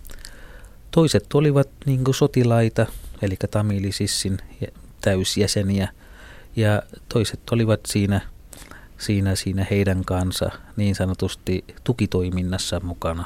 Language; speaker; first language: Finnish; non-native, fluent; Tamil